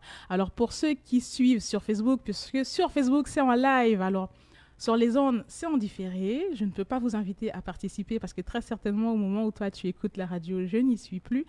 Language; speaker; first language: French; native; French